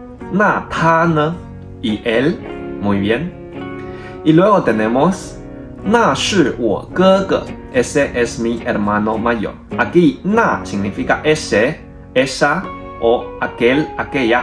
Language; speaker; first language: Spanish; non-native, fluent; Chinese